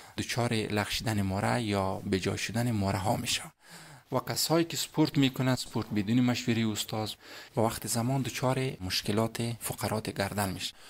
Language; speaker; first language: Persian; native; Persian